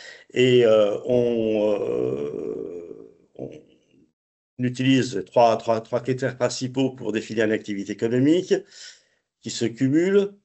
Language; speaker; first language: French; native; French